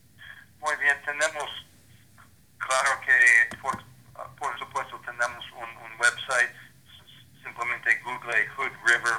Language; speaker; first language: Spanish; non-native, learner; English